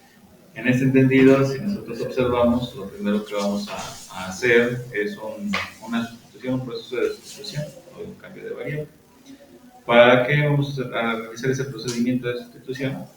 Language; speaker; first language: Spanish; native; Spanish